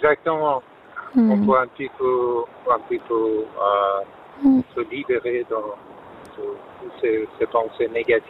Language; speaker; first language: French; non-native, fluent; Persian